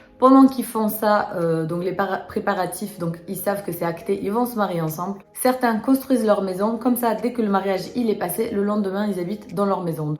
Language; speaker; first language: French; early bilingual, other home language; Romanian